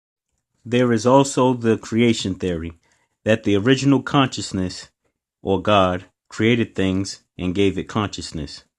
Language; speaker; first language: English; native; English